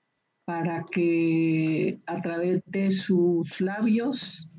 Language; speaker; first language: Spanish; native; Spanish